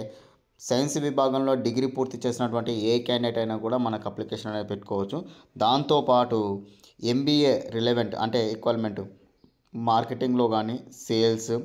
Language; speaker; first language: Telugu; native; Telugu